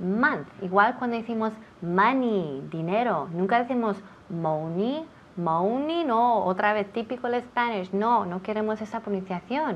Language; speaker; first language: Spanish; non-native, fluent; English